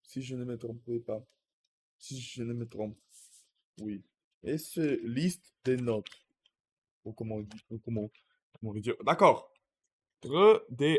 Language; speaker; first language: French; non-native, learner; Russian